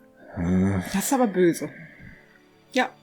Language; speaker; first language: German; native; German